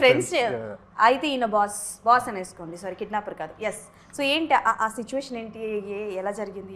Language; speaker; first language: Telugu; native; Telugu